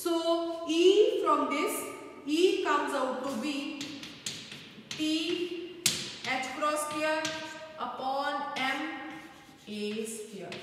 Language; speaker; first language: English; non-native, local second language; Hindi